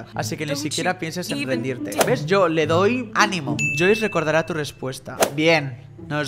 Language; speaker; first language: Spanish; native; Spanish